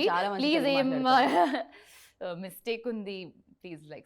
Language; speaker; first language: Telugu; non-native, local second language; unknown